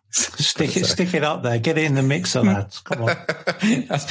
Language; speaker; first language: English; native; English